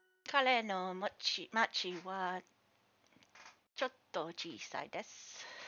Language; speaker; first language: Japanese; non-native, learner; English